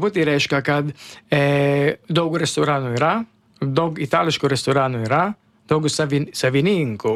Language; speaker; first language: Lithuanian; non-native, learner; Italian